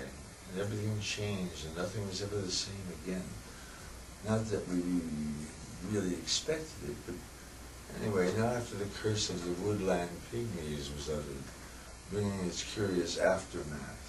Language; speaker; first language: English; native; English